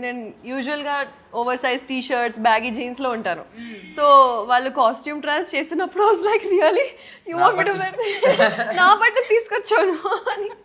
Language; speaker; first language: Telugu; non-native, local second language; Urdu